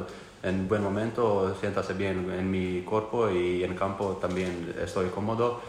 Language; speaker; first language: Spanish; non-native, learner; Croatian